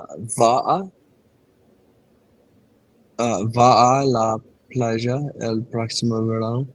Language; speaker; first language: Spanish; non-native, learner; English